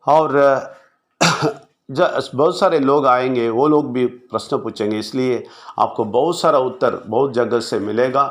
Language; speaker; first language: Hindi; non-native, local second language; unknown